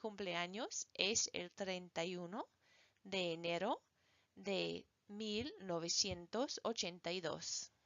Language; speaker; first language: Spanish; non-native, fluent; English